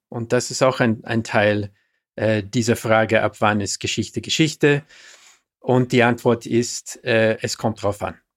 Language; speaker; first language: German; non-native, fluent; English